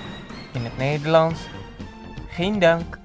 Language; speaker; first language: Dutch; non-native, learner; Indonesian